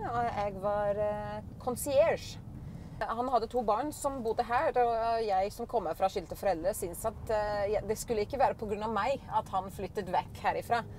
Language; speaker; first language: Norwegian; non-native, fluent; English